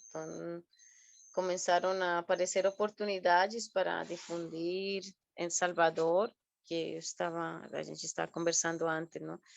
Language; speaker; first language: Portuguese; non-native, fluent; Spanish